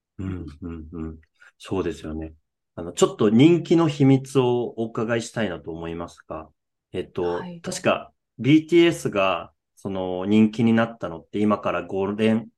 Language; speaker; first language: Japanese; native; Japanese